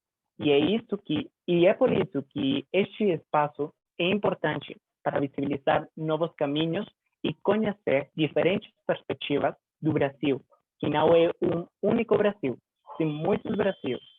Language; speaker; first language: Portuguese; non-native, fluent; Spanish